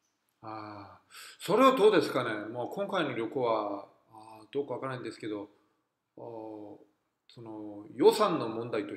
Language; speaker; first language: Japanese; non-native, fluent; Korean